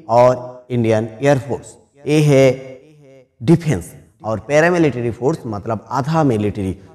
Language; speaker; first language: Hindi; non-native, local second language; Bangla